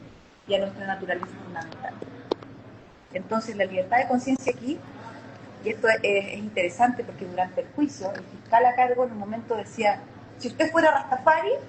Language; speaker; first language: Spanish; native; Spanish